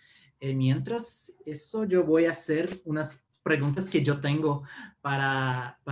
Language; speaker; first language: Spanish; non-native, fluent; Portuguese